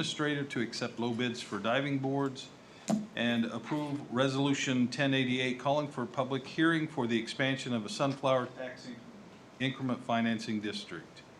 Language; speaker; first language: English; native; English